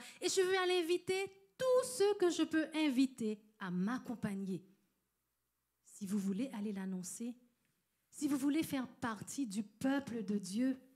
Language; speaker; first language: French; native; French